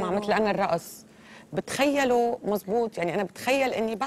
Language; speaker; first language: Arabic; native; Arabic